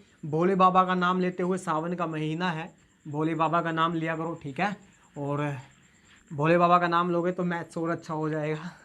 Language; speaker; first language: Hindi; native; Hindi